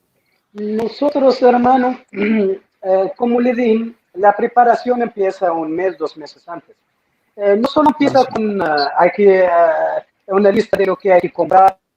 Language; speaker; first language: Spanish; non-native, fluent; Arabic